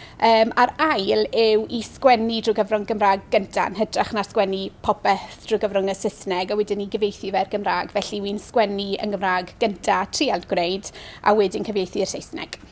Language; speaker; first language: Welsh; native; Welsh